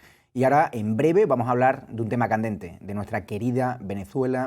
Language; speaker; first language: Spanish; native; Spanish